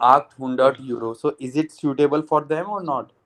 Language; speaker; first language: English; non-native, local second language; Hindi